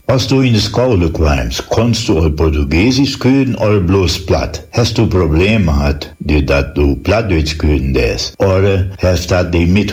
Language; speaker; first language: German; non-native, learner; Low German